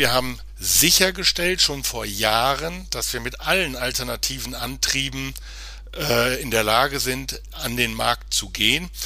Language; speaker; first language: German; native; German